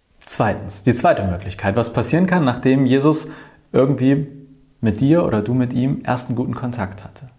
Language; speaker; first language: German; native; German